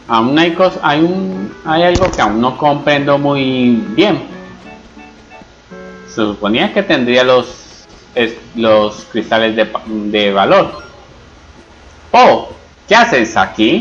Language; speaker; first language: Spanish; native; Spanish